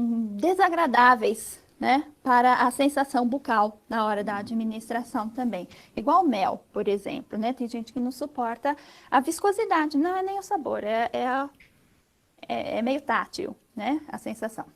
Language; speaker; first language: Portuguese; native; Portuguese